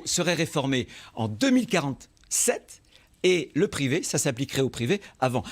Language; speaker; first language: French; native; French